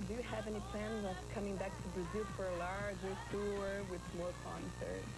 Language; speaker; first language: English; non-native, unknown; Portuguese